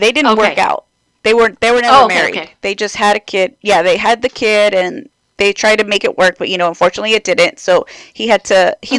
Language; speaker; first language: English; early bilingual, other home language; Spanish